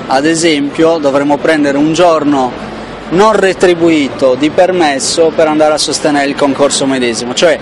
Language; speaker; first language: Italian; native; Italian